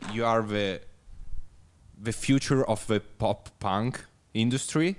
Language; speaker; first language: English; non-native, learner; Italian